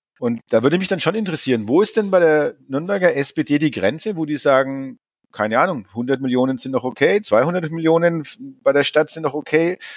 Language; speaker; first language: German; native; German